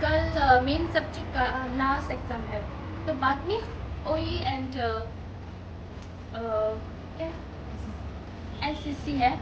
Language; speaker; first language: Hindi; non-native, local second language; Tibetan